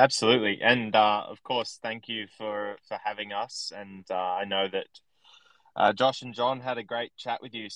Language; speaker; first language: English; native; English